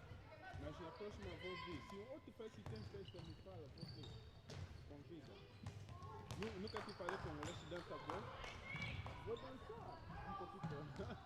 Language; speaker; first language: Portuguese; non-native, learner; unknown